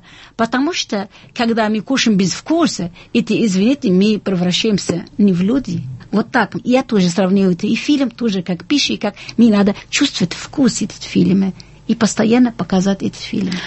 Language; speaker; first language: Russian; non-native, fluent; Arabic